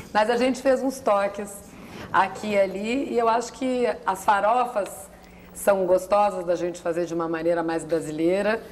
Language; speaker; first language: Portuguese; native; Portuguese